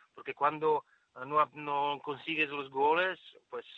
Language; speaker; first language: Spanish; non-native, fluent; Czech